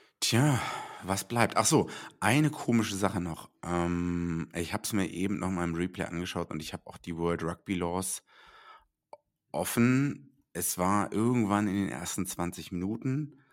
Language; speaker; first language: German; native; German